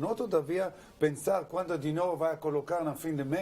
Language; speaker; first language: Portuguese; non-native, learner; Hebrew